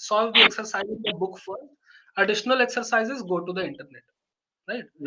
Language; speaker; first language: English; non-native, local second language; Hindi